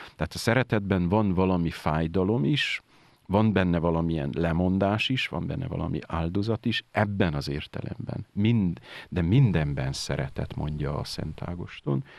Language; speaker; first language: Hungarian; native; Hungarian